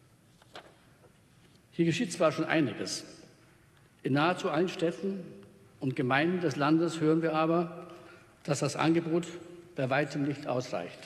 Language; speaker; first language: German; native; German